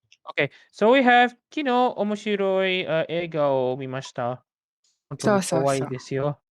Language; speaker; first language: Japanese; non-native, learner; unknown